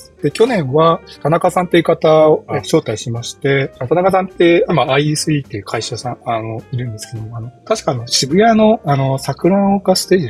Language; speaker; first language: Japanese; native; Japanese